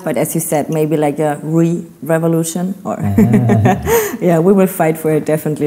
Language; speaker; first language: English; non-native, fluent; German